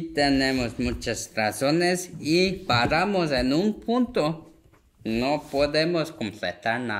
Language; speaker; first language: Spanish; non-native, fluent; Korean